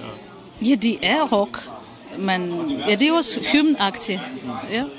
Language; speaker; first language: Danish; non-native, fluent; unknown